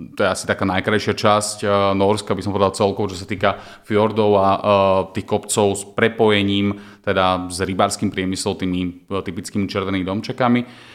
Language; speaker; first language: Slovak; native; Slovak